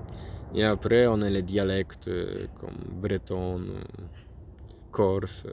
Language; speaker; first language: French; non-native, learner; Polish